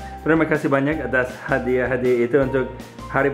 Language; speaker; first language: Indonesian; non-native, fluent; English